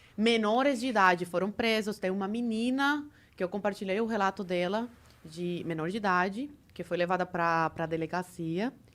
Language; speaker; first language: Portuguese; non-native, fluent; Spanish